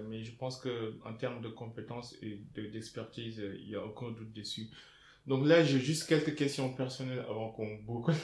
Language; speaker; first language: French; non-native, local second language; Wolof